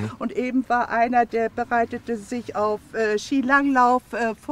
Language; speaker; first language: German; native; German